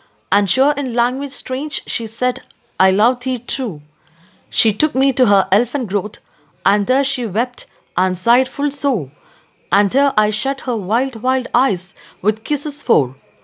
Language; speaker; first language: English; non-native, local second language; Malayalam